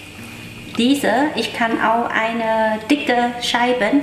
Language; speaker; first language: German; non-native, learner; Vietnamese